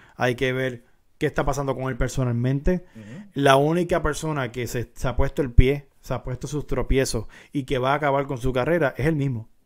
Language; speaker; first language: Spanish; native; Spanish